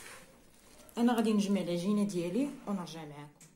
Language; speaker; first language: Arabic; native; Arabic